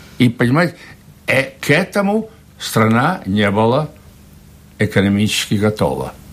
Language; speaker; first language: Russian; non-native, local second language; Latvian